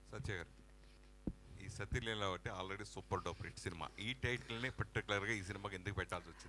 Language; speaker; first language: Telugu; native; Telugu